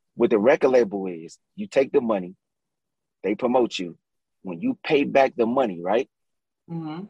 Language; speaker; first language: English; native; English